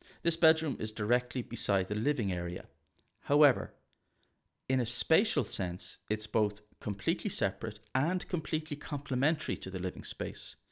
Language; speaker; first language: English; native; English